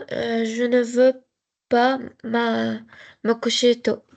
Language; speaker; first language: French; non-native, learner; Arabic